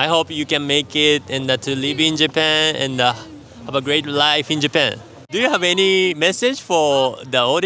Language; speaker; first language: English; non-native, fluent; Japanese